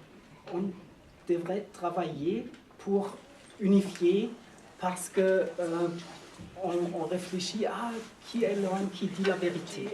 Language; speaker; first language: French; non-native, learner; German